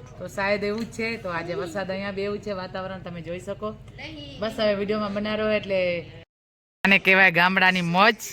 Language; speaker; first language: Gujarati; non-native, local second language; Kachhi